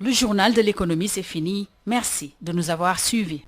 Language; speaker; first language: French; non-native, local second language; Wolof